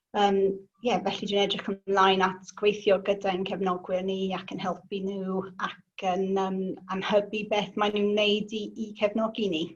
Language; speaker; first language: Welsh; non-native, local second language; English